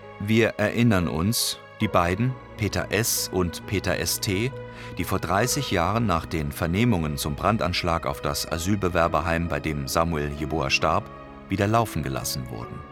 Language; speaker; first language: German; native; German